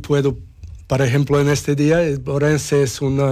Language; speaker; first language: Spanish; non-native, learner; Serbian